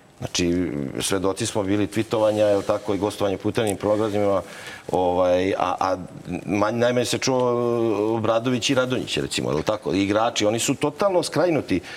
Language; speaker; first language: Serbian; native; Serbian